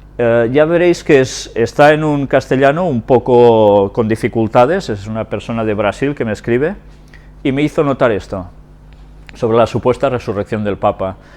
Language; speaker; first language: Spanish; non-native, local second language; Catalan